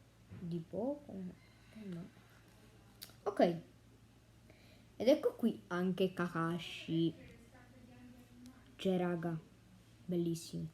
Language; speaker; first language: Italian; native; Italian